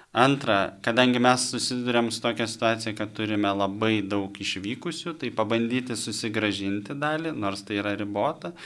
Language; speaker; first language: Lithuanian; native; Lithuanian